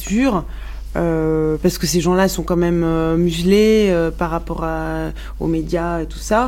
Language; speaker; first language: French; non-native, local second language; Arabic